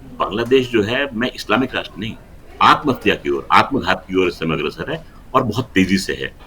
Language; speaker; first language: Hindi; non-native, local second language; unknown